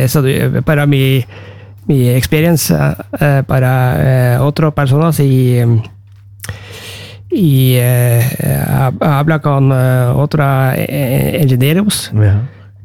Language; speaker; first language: Spanish; non-native, learner; Norwegian